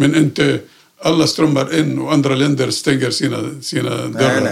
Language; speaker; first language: Swedish; non-native, fluent; Arabic